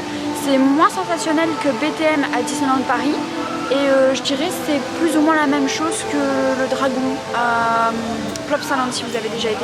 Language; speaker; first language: French; native; French